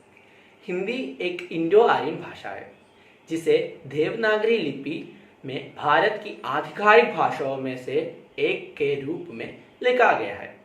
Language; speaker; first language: Hindi; non-native, local second language; Malayalam